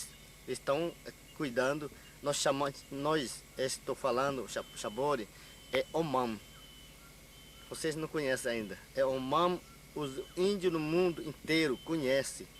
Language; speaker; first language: Portuguese; non-native, local second language; Yanomámi